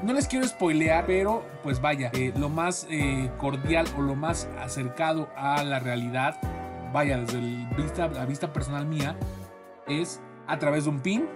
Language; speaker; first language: Spanish; native; Spanish